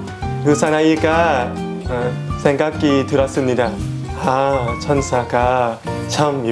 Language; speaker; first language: Korean; non-native, learner; Thai